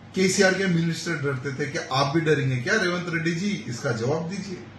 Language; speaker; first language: Hindi; non-native, local second language; Telugu